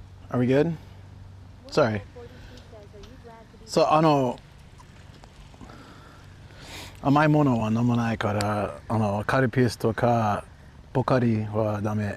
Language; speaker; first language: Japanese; non-native, fluent; English